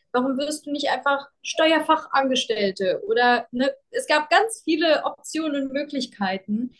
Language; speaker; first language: German; early bilingual, other home language; Russian